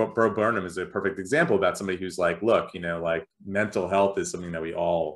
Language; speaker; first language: English; native; English